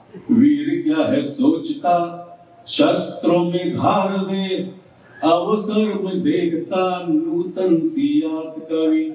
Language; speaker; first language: Hindi; native; Hindi